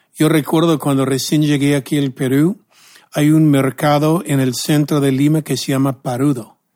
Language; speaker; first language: Spanish; non-native, fluent; English